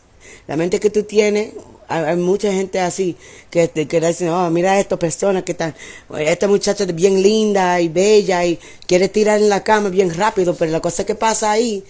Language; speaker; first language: Spanish; early bilingual, heritage; English